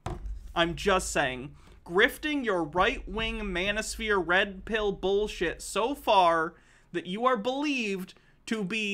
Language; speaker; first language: English; native; English